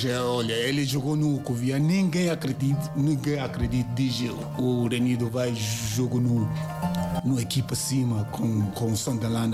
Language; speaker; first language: Portuguese; non-native, learner; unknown